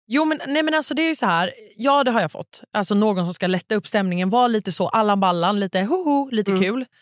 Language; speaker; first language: Swedish; native; Swedish